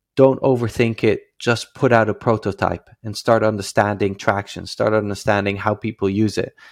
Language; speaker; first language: English; non-native, fluent; Dutch